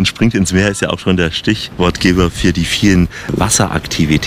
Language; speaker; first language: German; native; German